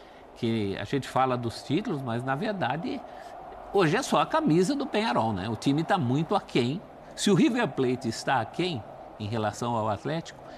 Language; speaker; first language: Portuguese; native; Portuguese